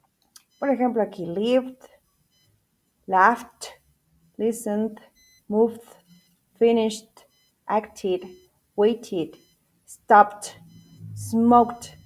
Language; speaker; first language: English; non-native, fluent; Spanish